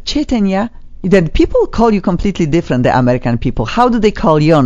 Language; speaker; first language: English; non-native, fluent; Polish